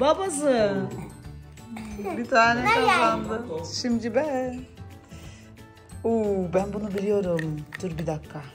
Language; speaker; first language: Turkish; early bilingual, heritage; Turkish